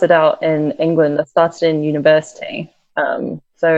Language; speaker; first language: English; native; English